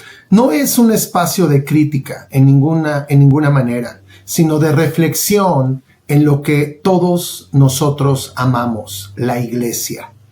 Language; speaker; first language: Spanish; native; Spanish